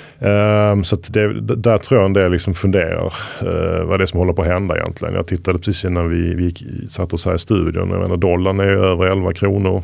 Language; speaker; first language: Swedish; native; Swedish